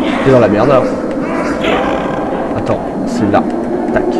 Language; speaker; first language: French; native; French